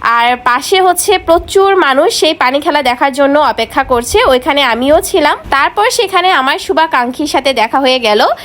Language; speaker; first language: Bangla; non-native, local second language; Marma